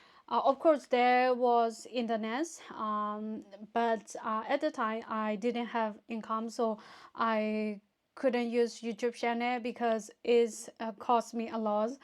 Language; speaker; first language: English; non-native, fluent; Burmese